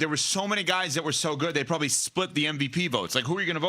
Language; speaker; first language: English; native; English